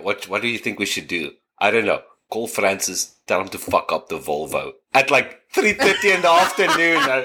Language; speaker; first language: English; non-native, fluent; Afrikaans